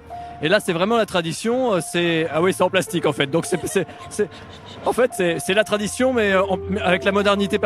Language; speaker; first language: French; native; French